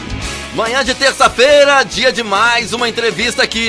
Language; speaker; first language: Portuguese; native; Portuguese